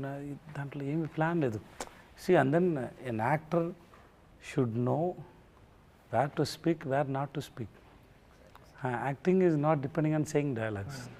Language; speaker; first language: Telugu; non-native, learner; Tamil